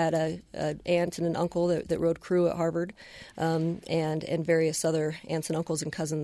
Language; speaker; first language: English; native; English